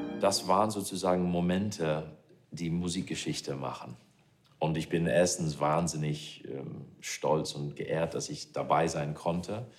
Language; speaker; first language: German; non-native, fluent; English